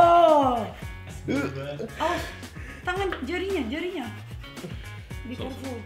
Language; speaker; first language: Indonesian; native; Indonesian